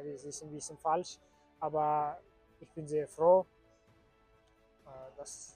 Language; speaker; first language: German; non-native, learner; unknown